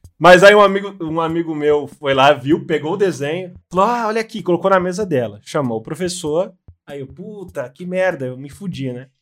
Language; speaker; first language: Portuguese; native; Portuguese